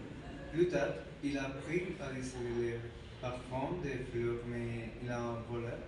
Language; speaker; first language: French; non-native, learner; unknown